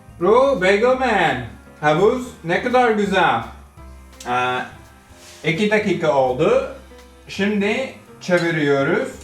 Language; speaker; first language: Turkish; non-native, learner; English